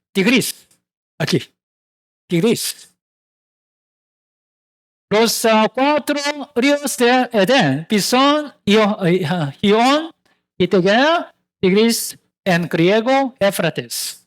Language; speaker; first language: Spanish; non-native, learner; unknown